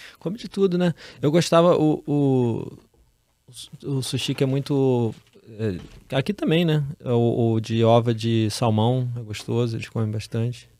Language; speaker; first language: Portuguese; native; Portuguese